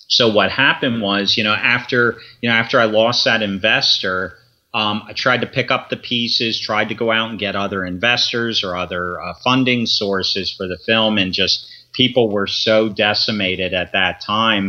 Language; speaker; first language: English; native; English